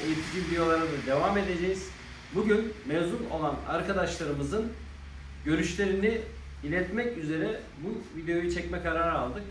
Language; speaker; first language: Turkish; native; Turkish